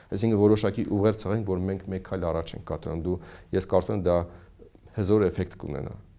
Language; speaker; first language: Armenian; native; Armenian